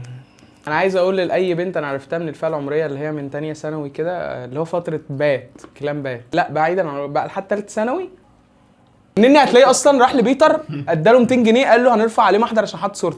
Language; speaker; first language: Arabic; native; Arabic